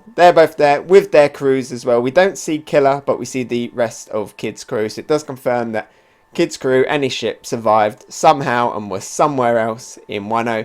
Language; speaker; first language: English; native; English